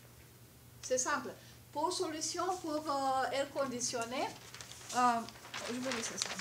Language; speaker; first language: French; non-native, fluent; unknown